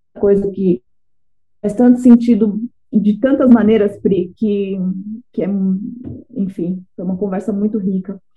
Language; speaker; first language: Portuguese; native; Portuguese